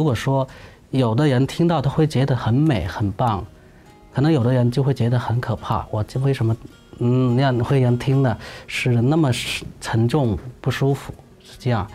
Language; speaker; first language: Chinese; non-native, local second language; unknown